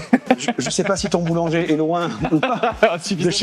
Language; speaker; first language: French; native; French